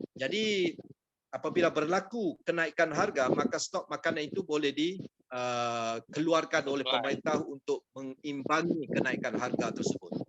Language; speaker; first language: Malay; native; Malay